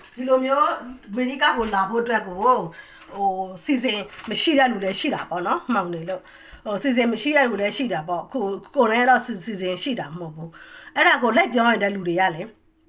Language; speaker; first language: Burmese; native; Burmese